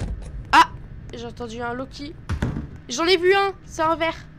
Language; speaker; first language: French; native; French